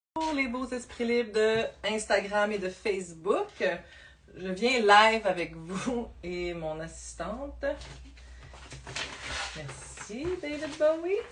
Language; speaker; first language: French; native; French